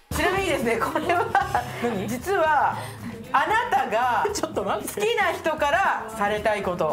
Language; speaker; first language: Japanese; native; Japanese